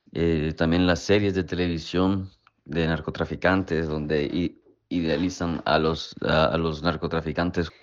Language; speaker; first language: Spanish; native; Spanish